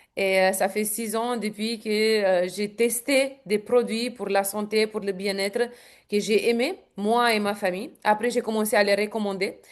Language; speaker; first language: French; non-native, fluent; Romanian